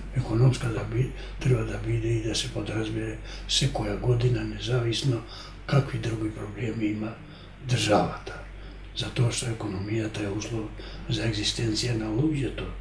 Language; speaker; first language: Macedonian; non-native, local second language; Albanian